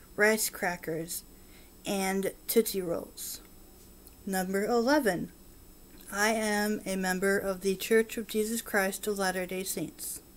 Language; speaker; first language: English; native; English